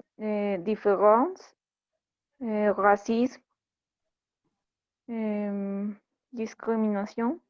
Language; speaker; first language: French; non-native, learner; Spanish